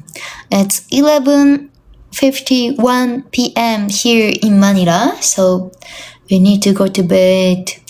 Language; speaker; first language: English; non-native, learner; Japanese